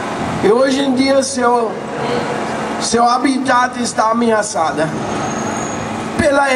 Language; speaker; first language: Portuguese; non-native, fluent; Spanish